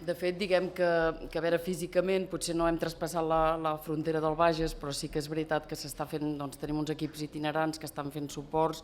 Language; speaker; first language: Catalan; native; Catalan